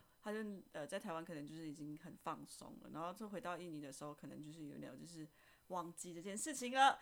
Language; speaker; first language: Chinese; non-native, fluent; Indonesian